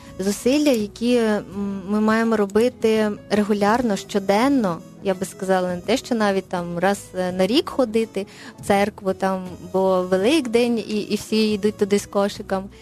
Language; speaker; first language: Ukrainian; non-native, local second language; Russian